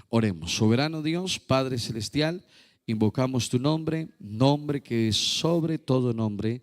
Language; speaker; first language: Spanish; native; Spanish